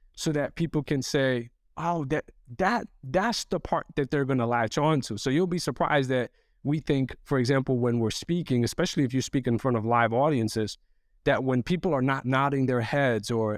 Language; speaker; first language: English; early bilingual, other home language; Arabic